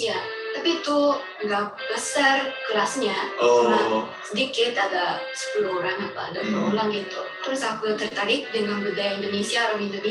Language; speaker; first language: Indonesian; non-native, fluent; Japanese